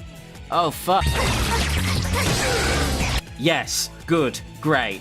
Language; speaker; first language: English; native; English